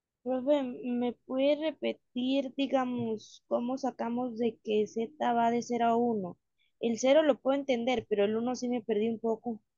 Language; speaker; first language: Spanish; native; Spanish